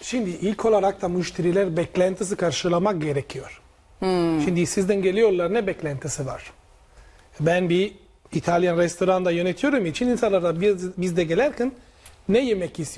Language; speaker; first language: Turkish; non-native, learner; Italian